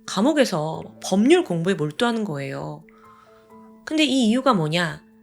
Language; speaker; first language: Korean; native; Korean